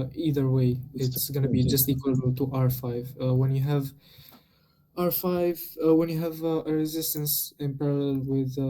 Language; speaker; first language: English; non-native, fluent; Romanian